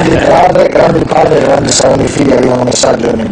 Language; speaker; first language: Italian; native; Italian